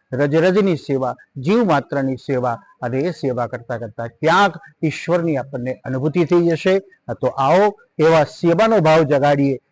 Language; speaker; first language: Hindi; non-native, local second language; Gujarati